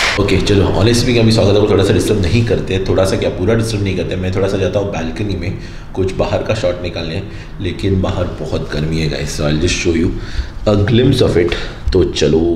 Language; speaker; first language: Hindi; native; Hindi